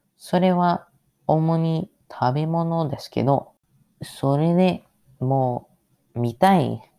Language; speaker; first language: Japanese; non-native, learner; English